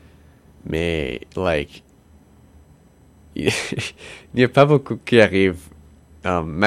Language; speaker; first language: French; non-native, local second language; English